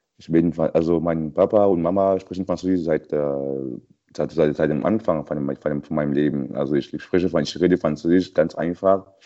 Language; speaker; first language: German; non-native, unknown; French